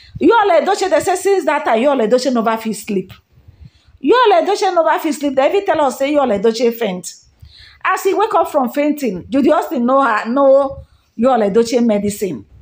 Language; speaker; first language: Nigerian Pidgin; non-native, local second language; Igbo